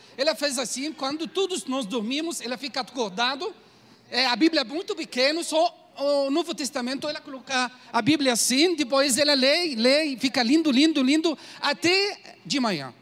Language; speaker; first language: Portuguese; non-native, learner; Arabic